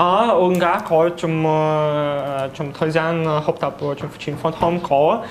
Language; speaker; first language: Vietnamese; non-native, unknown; Russian